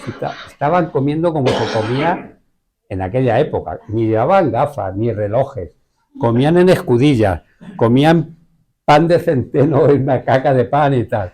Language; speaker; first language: Spanish; native; Spanish